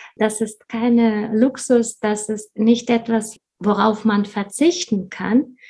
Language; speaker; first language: German; non-native, fluent; Russian